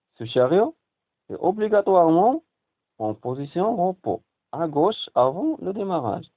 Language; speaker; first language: French; non-native, local second language; Arabic